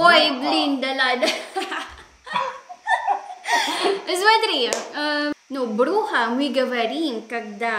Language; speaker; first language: Russian; non-native, learner; Filipino